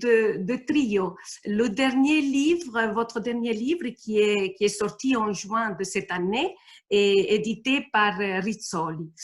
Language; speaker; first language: French; non-native, fluent; Italian